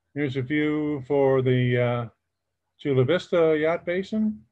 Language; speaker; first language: English; native; English